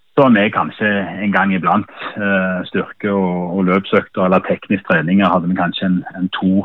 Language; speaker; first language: Norwegian; native; Norwegian